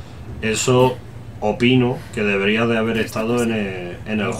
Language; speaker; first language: Spanish; native; Spanish